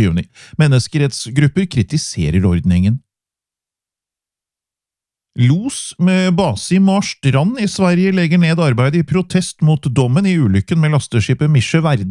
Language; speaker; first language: Norwegian; native; Norwegian